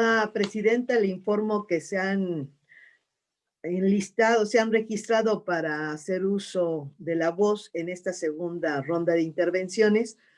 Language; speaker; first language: Spanish; native; Spanish